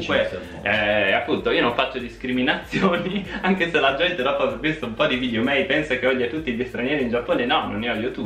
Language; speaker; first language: Italian; native; Italian